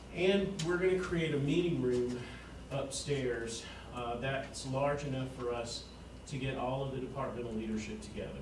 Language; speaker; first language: English; native; English